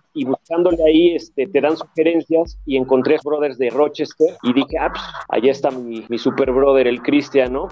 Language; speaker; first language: Spanish; native; Spanish